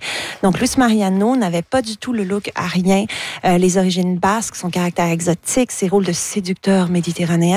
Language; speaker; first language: French; native; French